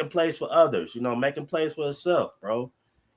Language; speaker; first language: English; native; English